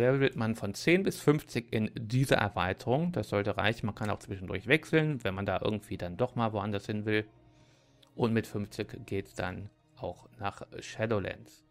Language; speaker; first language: German; native; German